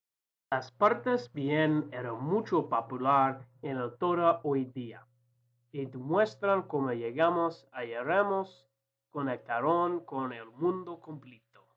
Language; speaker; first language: Spanish; non-native, learner; English